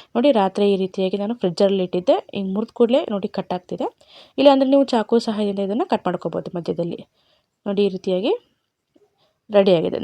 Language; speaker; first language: Kannada; non-native, local second language; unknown